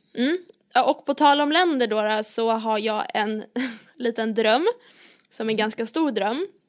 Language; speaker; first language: Swedish; native; Swedish